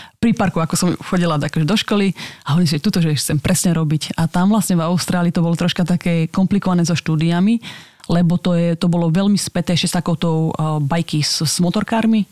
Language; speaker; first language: Slovak; native; Slovak